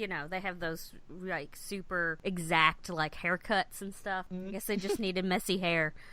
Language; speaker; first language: English; native; English